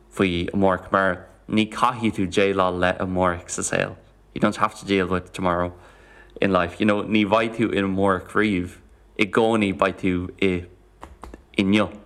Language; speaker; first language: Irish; non-native, local second language; English